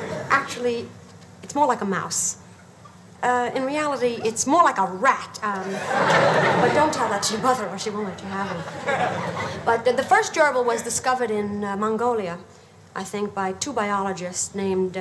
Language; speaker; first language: English; native; English